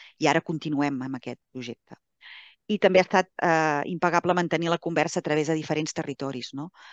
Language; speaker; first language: Catalan; native; Catalan